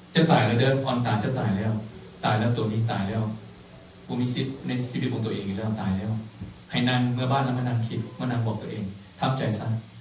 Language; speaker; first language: Thai; non-native, local second language; Lao